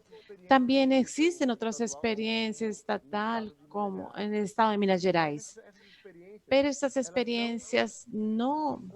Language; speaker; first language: Spanish; non-native, fluent; Portuguese